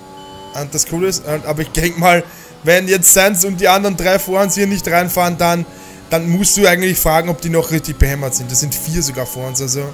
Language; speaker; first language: German; native; German